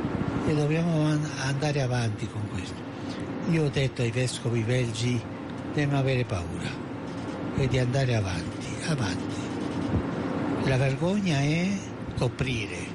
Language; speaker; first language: Italian; non-native, fluent; Spanish